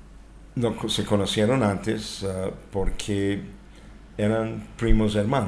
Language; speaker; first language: Spanish; non-native, fluent; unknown